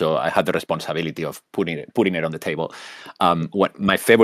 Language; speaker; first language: English; non-native, fluent; Spanish